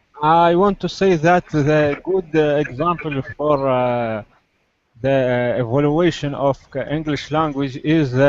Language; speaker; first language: English; non-native, learner; Arabic